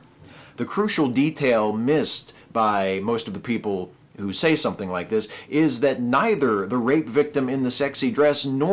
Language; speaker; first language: English; native; English